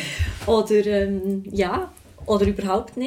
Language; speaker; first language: German; native; German